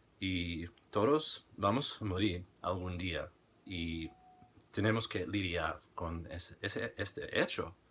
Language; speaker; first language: Spanish; non-native, fluent; English